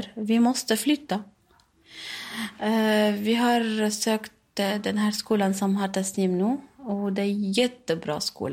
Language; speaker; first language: Swedish; non-native, learner; Arabic